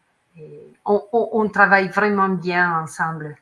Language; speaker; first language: French; non-native, learner; Italian